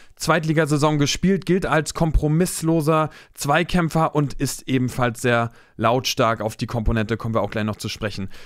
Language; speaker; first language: German; native; German